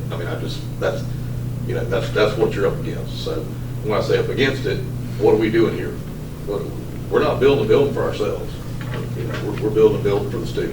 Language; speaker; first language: English; native; English